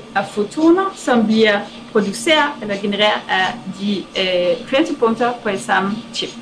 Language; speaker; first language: Danish; non-native, fluent; French